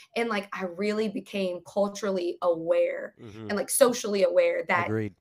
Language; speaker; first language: English; native; English